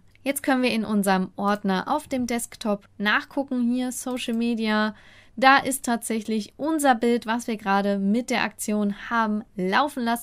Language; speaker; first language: German; native; German